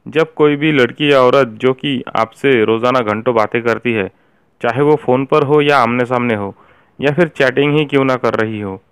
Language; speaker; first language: Hindi; native; Hindi